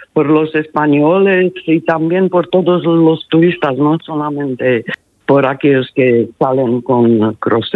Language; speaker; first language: Spanish; non-native, learner; Italian